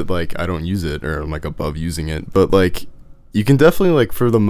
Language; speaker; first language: English; native; English